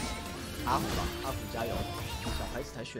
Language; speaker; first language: Chinese; native; Chinese